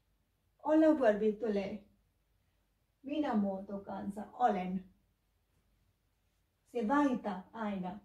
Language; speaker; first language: Finnish; non-native, learner; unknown